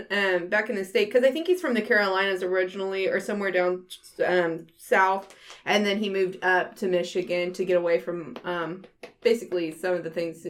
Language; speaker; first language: English; native; English